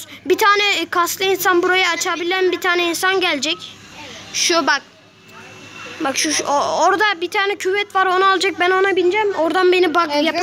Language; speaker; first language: Turkish; native; Turkish